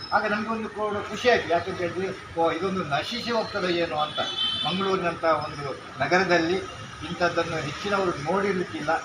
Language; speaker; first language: Kannada; non-native, local second language; Tulu